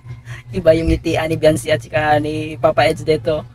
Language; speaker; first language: Filipino; native; Filipino